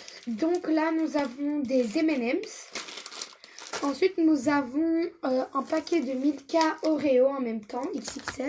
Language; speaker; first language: French; native; French